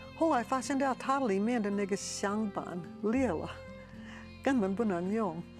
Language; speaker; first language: Chinese; non-native, fluent; English